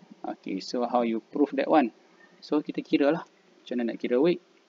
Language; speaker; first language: English; non-native, local second language; Malay